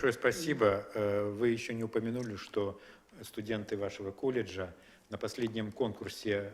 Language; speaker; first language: Russian; native; Russian